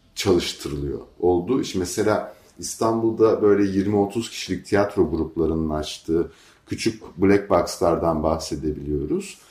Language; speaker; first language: Turkish; native; Turkish